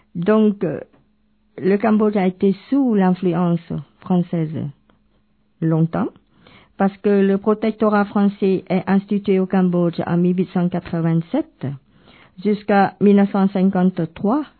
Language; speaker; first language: French; non-native, local second language; Khmer